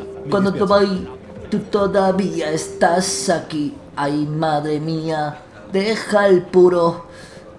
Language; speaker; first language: Spanish; native; Spanish